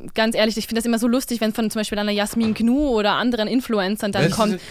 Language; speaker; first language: German; native; German